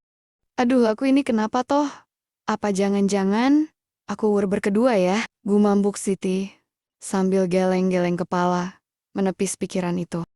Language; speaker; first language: Indonesian; native; Indonesian